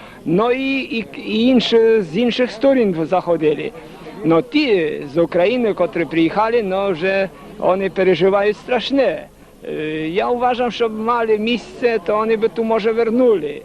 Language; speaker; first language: Polish; non-native, local second language; Rusyn